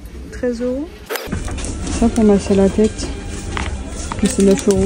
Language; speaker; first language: French; native; French